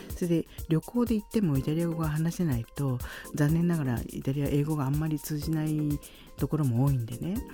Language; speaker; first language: Japanese; native; Japanese